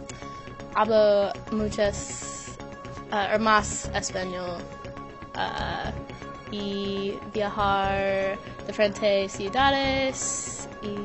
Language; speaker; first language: Spanish; non-native, learner; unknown